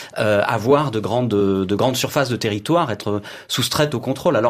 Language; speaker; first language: French; native; French